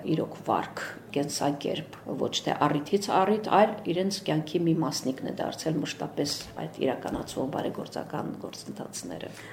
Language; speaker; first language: Armenian; native; Armenian